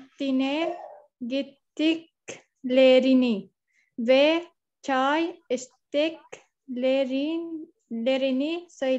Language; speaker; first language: Turkish; non-native, learner; Arabic